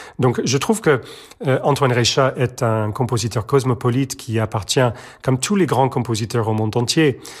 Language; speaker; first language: French; non-native, fluent; Serbian